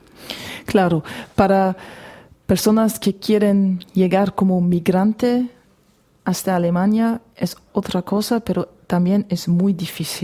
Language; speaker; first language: Spanish; non-native, fluent; German